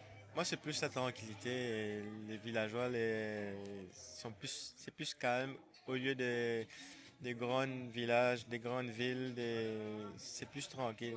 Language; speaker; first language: French; non-native, local second language; Morisyen